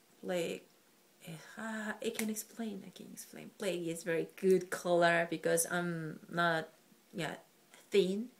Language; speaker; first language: English; non-native, learner; Korean